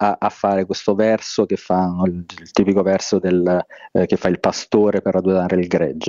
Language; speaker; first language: Italian; native; Italian